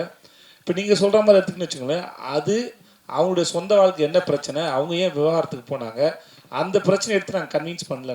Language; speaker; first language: Tamil; native; Tamil